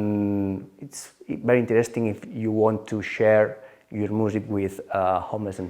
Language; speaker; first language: English; non-native, learner; Spanish